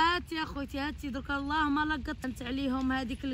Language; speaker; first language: Arabic; native; Arabic